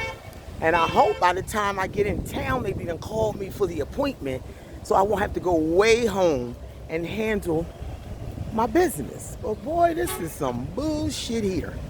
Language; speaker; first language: English; native; English